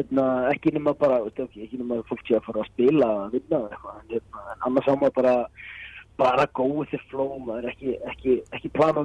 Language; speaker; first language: Icelandic; native; Icelandic